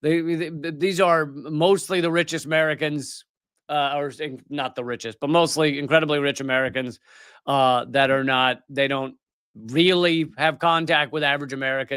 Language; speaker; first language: English; native; English